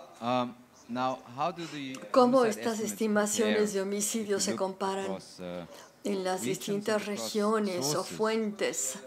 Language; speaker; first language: Spanish; non-native, learner; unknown